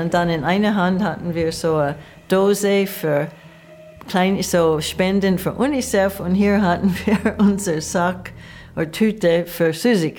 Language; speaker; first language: German; non-native, fluent; English